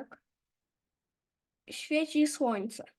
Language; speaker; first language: Polish; early bilingual, heritage; Polish